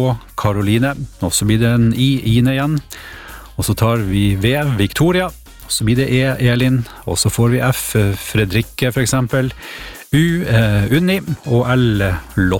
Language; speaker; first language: Norwegian; native; Norwegian